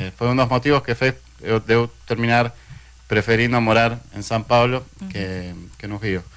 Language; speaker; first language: Portuguese; non-native, fluent; Spanish